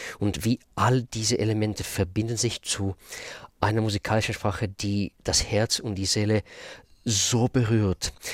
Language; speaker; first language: German; non-native, fluent; Russian